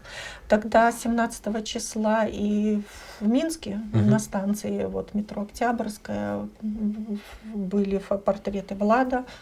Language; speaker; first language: Russian; native; Russian